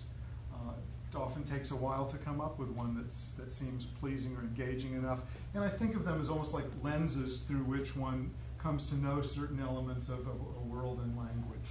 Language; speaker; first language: English; native; English